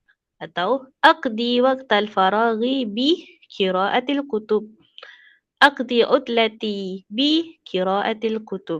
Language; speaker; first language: Arabic; non-native, fluent; Malay